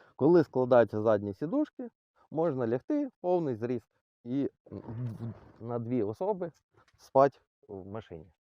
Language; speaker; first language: Ukrainian; non-native, local second language; Russian